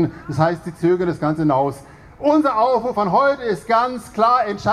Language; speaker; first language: German; native; German